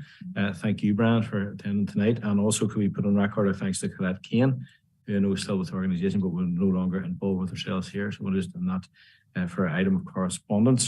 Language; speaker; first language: English; native; English